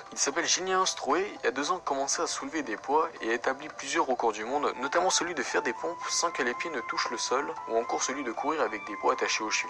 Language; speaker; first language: French; native; French